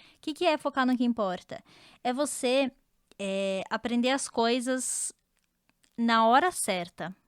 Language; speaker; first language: Portuguese; native; Portuguese